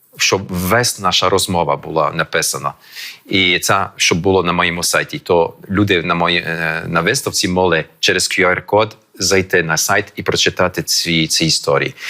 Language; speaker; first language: Ukrainian; early bilingual, heritage; French